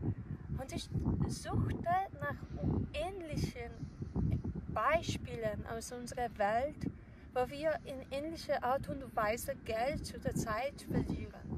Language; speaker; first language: German; non-native, fluent; Polish